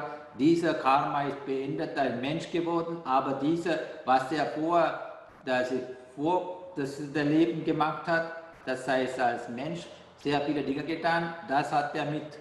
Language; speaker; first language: German; non-native, fluent; Sinhala